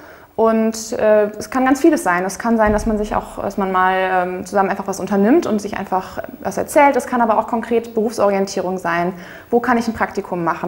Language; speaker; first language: German; native; German